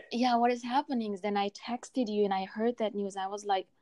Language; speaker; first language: English; non-native, fluent; Mongolian